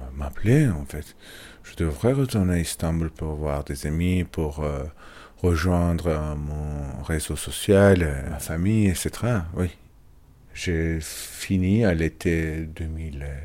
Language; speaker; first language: French; non-native, fluent; Turkish